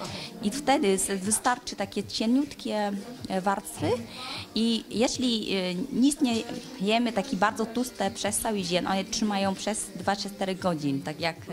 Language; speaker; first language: Polish; non-native, learner; Vietnamese